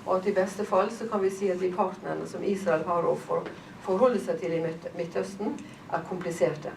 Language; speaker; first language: Norwegian; native; Norwegian